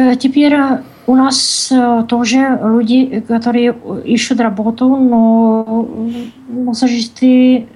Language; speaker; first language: Russian; non-native, learner; Czech